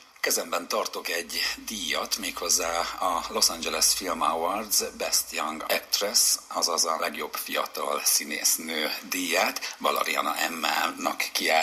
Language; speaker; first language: Hungarian; native; Hungarian